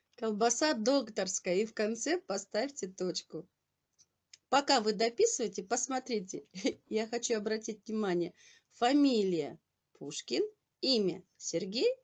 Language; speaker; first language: Russian; native; Russian